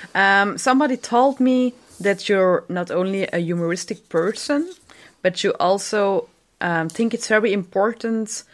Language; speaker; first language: English; non-native, fluent; Dutch